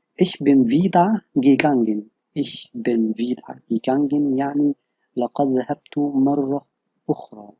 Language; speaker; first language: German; non-native, fluent; Arabic